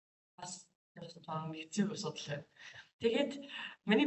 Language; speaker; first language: Mongolian; non-native, learner; English